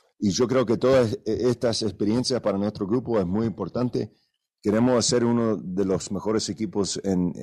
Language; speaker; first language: Spanish; early bilingual, other home language; English